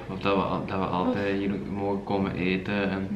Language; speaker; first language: Dutch; native; Dutch